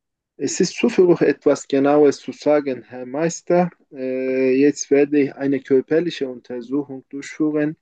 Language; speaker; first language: German; non-native, fluent; Turkish